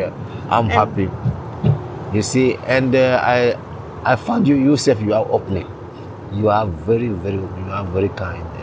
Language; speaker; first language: English; non-native, learner; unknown